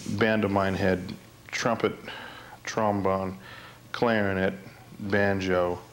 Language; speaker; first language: English; native; English